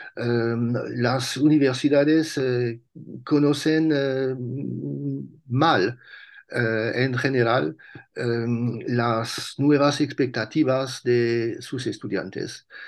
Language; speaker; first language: Spanish; non-native, fluent; French